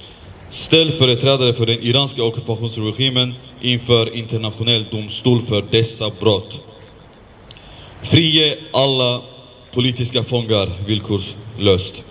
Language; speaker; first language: Swedish; non-native, fluent; Azerbaijani